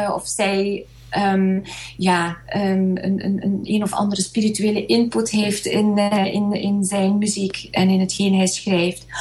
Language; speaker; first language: Dutch; early bilingual, other home language; Hungarian